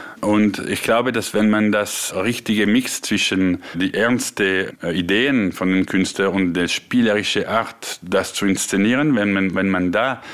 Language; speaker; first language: German; non-native, local second language; French